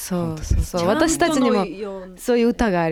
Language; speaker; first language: Japanese; non-native, fluent; Russian